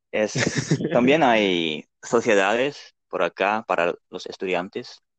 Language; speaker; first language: Spanish; non-native, fluent; Dutch